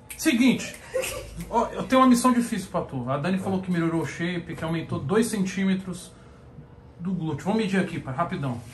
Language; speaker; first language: Portuguese; native; Portuguese